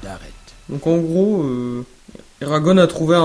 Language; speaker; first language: French; native; French